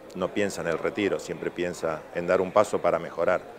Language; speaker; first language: Spanish; native; Spanish